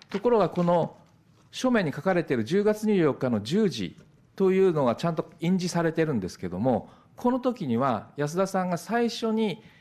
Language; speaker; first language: Japanese; native; Japanese